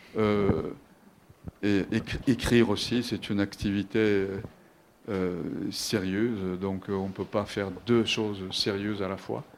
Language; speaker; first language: French; non-native, fluent; Japanese